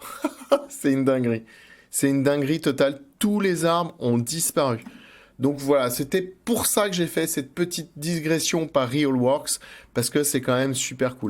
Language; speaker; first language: French; native; French